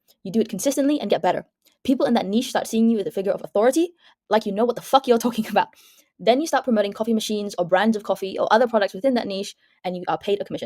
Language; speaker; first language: English; native; English